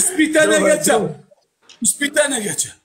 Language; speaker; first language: Russian; non-native, learner; Uzbek